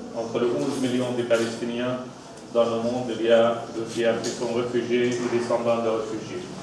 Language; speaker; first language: French; non-native, fluent; Arabic